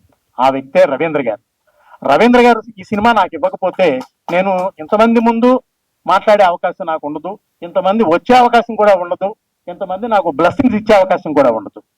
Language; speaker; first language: Telugu; native; Telugu